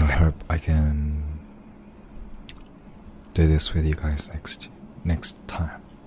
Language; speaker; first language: English; native; English